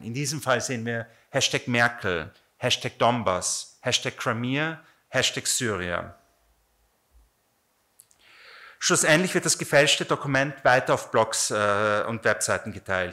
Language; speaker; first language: German; native; German